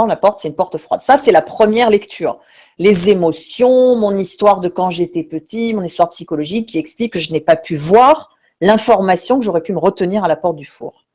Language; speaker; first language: French; native; French